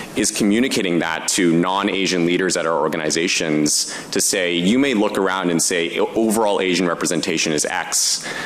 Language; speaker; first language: English; native; English